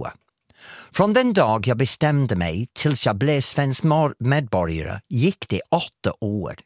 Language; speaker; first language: Swedish; non-native, fluent; English